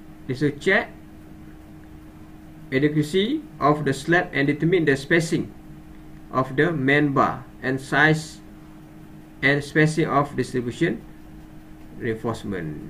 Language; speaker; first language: English; non-native, local second language; Malay